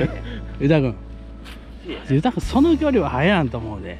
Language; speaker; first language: Japanese; native; Japanese